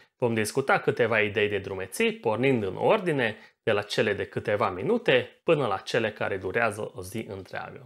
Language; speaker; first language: Romanian; non-native, local second language; Hungarian